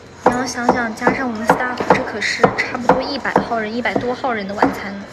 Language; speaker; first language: Chinese; native; Chinese